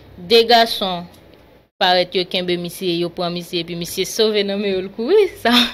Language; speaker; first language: Haitian Creole; native; Haitian Creole